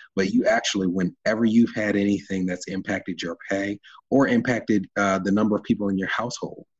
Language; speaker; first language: English; native; English